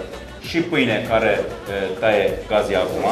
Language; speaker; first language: Romanian; non-native, learner; Turkish